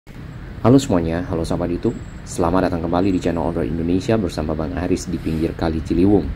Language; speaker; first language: Indonesian; native; Indonesian